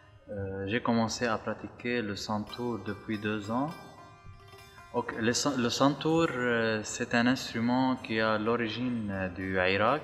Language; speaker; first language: French; non-native, fluent; Arabic